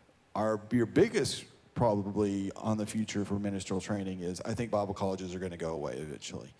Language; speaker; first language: English; native; English